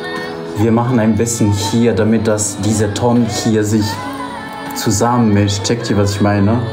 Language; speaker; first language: German; non-native, fluent; Polish